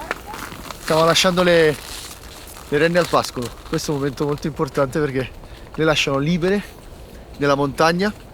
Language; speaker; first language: Italian; native; Italian